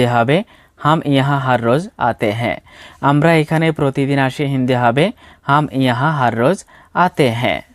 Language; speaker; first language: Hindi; non-native, fluent; Bangla